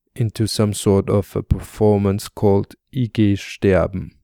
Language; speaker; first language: English; non-native, fluent; German